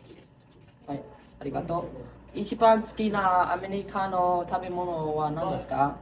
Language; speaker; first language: Japanese; non-native, learner; English